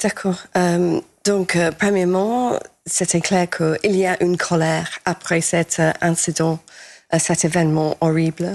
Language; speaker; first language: French; non-native, fluent; English